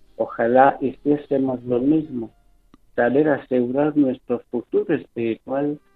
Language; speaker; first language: Spanish; non-native, local second language; Fang